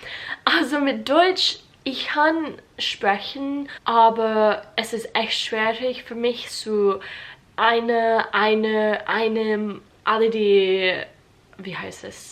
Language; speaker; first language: German; non-native, learner; English